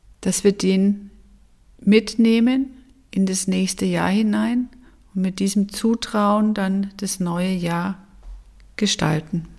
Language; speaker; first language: German; native; German